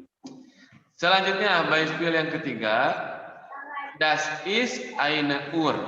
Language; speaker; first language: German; non-native, fluent; Indonesian